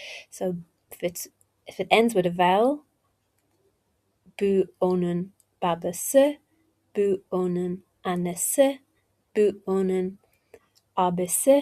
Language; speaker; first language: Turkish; non-native, learner; English